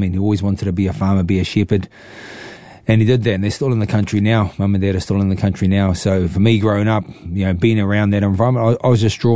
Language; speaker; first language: English; native; English